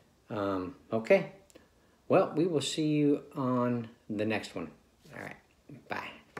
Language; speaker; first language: English; native; English